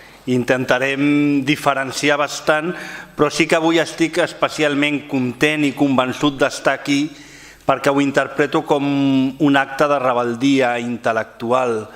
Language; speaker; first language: Catalan; native; Catalan